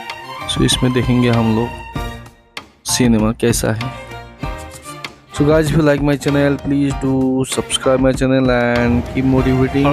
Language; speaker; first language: Hindi; non-native, local second language; Assamese